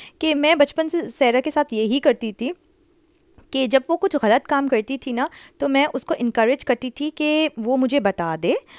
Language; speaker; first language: Urdu; native; Urdu